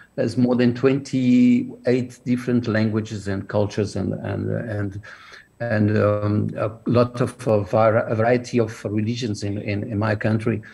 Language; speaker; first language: English; non-native, fluent; Portuguese